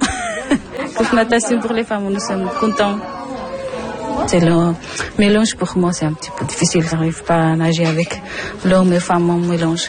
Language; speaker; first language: French; non-native, learner; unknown